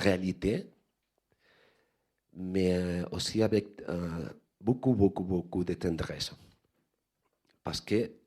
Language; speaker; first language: French; non-native, fluent; Spanish